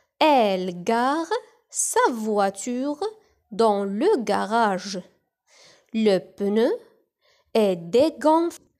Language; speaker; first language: French; non-native, local second language; Arabic